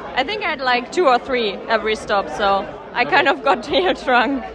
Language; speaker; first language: English; non-native, fluent; Dutch